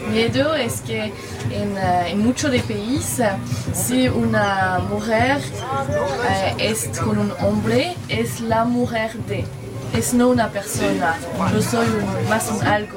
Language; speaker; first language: Spanish; non-native, learner; French